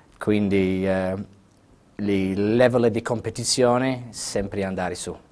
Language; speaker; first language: Italian; non-native, learner; English